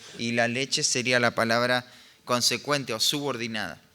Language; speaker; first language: Spanish; native; Spanish